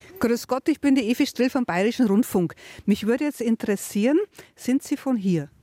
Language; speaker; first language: German; native; German